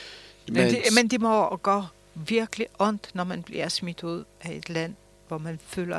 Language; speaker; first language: Danish; non-native, fluent; Polish